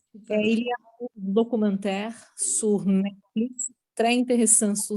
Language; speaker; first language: French; non-native, learner; Portuguese